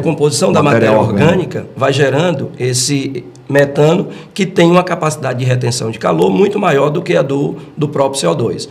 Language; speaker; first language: Portuguese; native; Portuguese